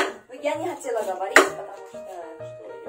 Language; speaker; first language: Russian; non-native, learner; Korean